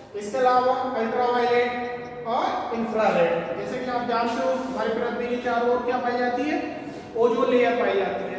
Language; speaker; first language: Hindi; native; Hindi